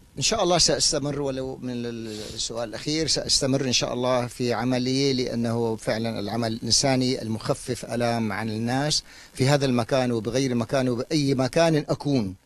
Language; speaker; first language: Arabic; native; Arabic